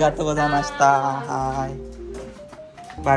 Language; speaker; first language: Japanese; non-native, learner; Marathi